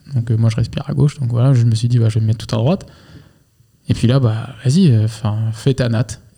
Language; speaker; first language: French; native; French